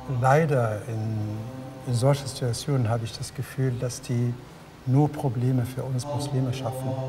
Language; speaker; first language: German; early bilingual, other home language; Arabic